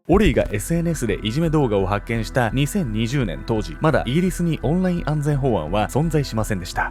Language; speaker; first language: Japanese; native; Japanese